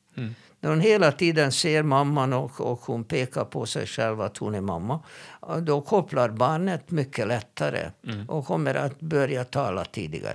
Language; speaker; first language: Swedish; non-native, fluent; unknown